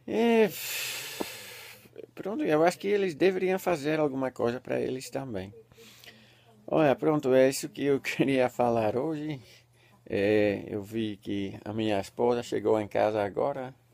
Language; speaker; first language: Portuguese; non-native, learner; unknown